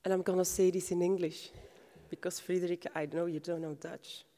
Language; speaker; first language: English; non-native, fluent; Dutch